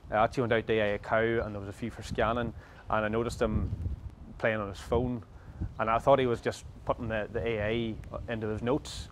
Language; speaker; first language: English; native; English